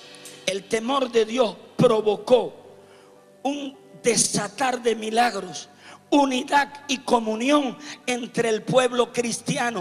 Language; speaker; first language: Spanish; native; Spanish